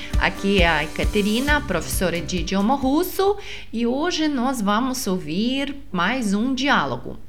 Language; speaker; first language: Portuguese; non-native, fluent; Russian